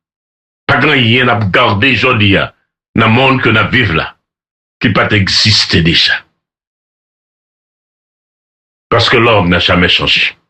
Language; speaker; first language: French; non-native, local second language; Haitian Creole